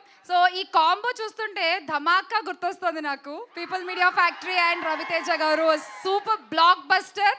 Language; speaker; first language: Telugu; native; Telugu